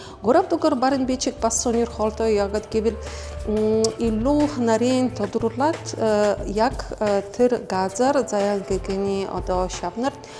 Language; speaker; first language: Mongolian; non-native, fluent; Polish